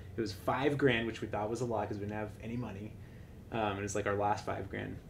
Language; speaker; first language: English; native; English